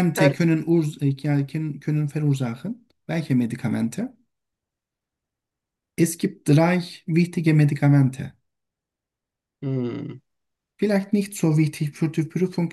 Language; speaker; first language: German; non-native, learner; Turkish